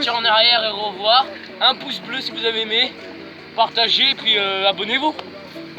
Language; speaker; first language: French; native; French